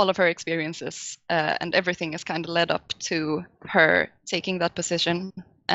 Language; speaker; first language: English; non-native, fluent; Swedish